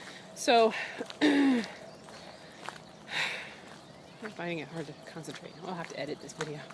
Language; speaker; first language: English; native; English